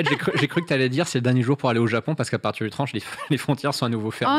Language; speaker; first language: French; native; French